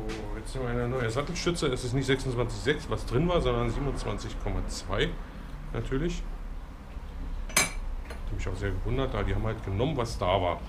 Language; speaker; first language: German; native; German